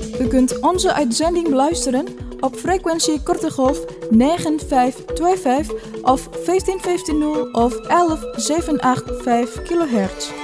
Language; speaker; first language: Dutch; non-native, fluent; Indonesian